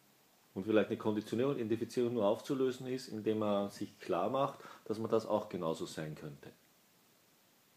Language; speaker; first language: German; native; German